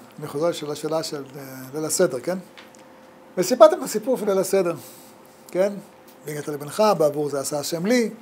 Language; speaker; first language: Hebrew; native; Hebrew